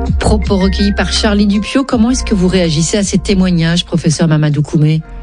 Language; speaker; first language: French; native; French